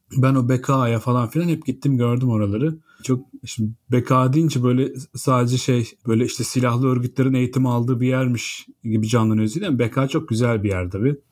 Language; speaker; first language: Turkish; native; Turkish